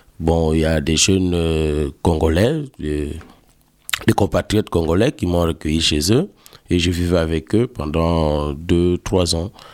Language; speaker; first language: French; non-native, local second language; Lingala